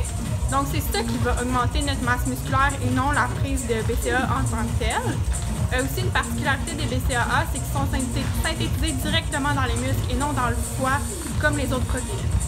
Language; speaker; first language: French; native; French